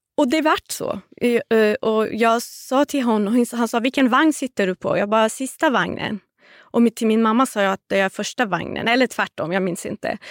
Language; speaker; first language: Swedish; non-native, fluent; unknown